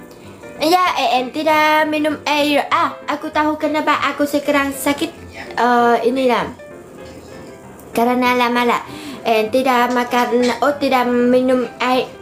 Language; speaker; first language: Indonesian; non-native, learner; Vietnamese